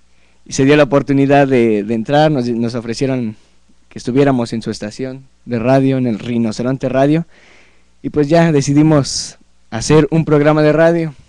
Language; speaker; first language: Spanish; native; Spanish